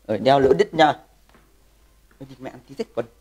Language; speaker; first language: Vietnamese; native; Vietnamese